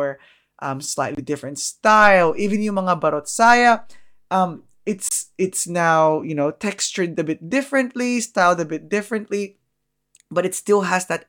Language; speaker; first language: English; non-native, local second language; Filipino